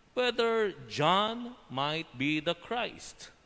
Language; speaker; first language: English; non-native, local second language; Filipino